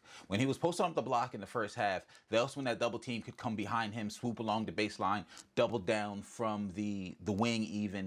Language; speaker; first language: English; native; English